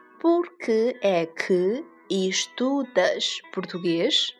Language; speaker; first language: Portuguese; non-native, fluent; Chinese